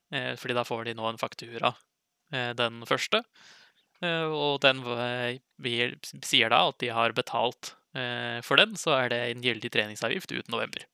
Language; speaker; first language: Norwegian; native; Norwegian